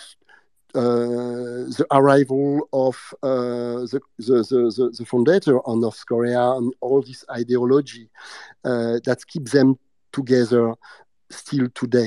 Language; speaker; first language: English; non-native, fluent; French